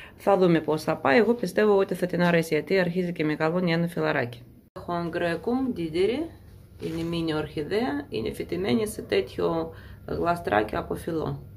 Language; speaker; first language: Greek; non-native, fluent; Russian